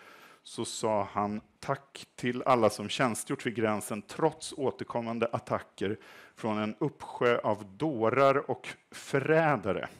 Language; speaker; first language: Swedish; native; Swedish